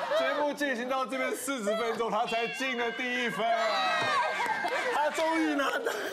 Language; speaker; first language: Chinese; native; Chinese